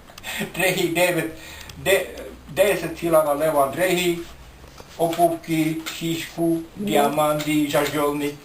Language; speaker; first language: Bulgarian; non-native, learner; Finnish